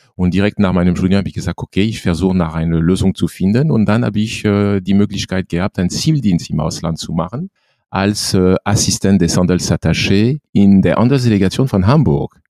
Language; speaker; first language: German; non-native, fluent; French